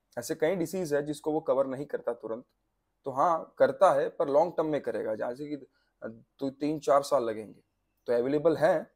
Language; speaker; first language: Hindi; non-native, local second language; Gujarati